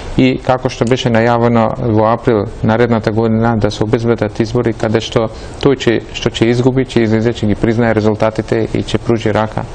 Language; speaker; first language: Macedonian; non-native, local second language; Albanian